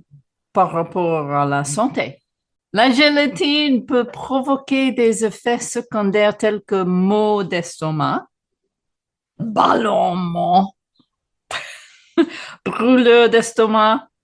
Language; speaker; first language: French; non-native, fluent; English